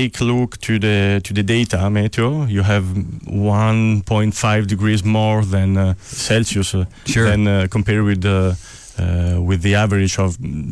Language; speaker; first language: English; non-native, fluent; Italian